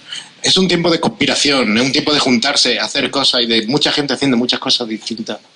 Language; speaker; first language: Spanish; native; Spanish